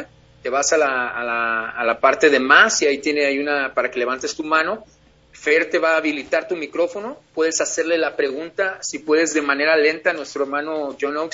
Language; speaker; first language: Spanish; native; Spanish